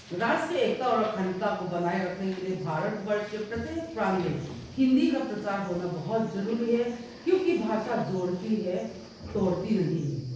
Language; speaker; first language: Hindi; non-native, local second language; Mizo